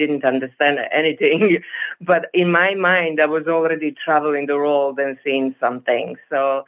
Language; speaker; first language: English; non-native, fluent; Serbian